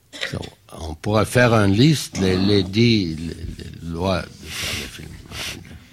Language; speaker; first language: French; non-native, fluent; German